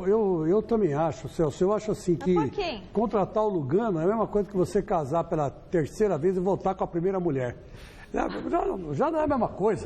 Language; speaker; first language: Portuguese; native; Portuguese